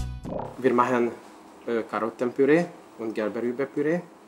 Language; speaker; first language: German; non-native, learner; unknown